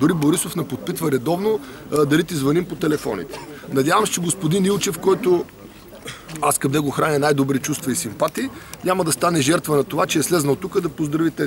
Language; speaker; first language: Bulgarian; native; Bulgarian